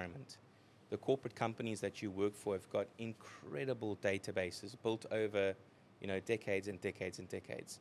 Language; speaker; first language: English; native; English